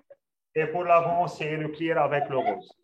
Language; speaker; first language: French; non-native, local second language; Arabic